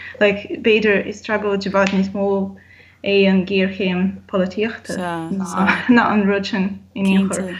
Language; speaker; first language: Irish; non-native, fluent; Portuguese